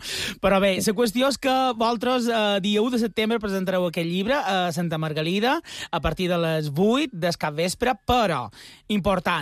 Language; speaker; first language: Catalan; native; Catalan